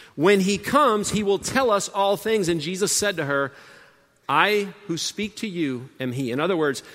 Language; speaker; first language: English; native; English